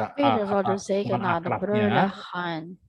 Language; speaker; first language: Dutch; non-native, learner; Indonesian